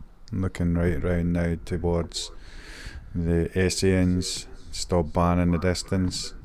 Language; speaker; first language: English; native; English